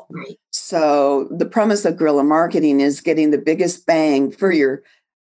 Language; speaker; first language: English; native; English